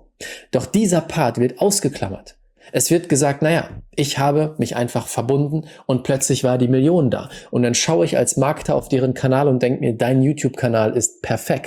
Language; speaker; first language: German; native; German